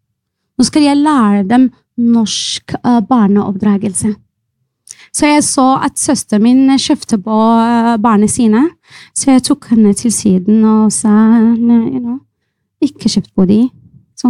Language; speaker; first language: Norwegian; non-native, fluent; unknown